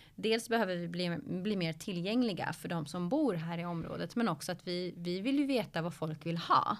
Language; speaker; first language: Swedish; early bilingual, other home language; Arabic